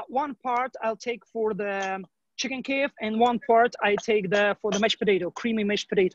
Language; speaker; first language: English; non-native, learner; Ukrainian